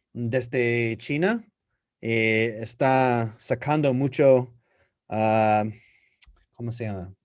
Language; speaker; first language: Spanish; non-native, learner; English